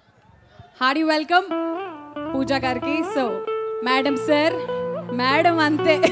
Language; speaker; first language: Telugu; non-native, learner; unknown